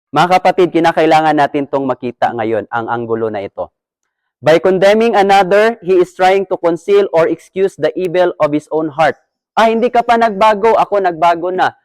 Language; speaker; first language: Filipino; native; Filipino